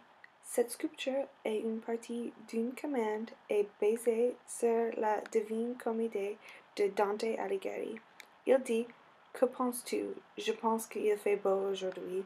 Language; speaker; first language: French; non-native, learner; English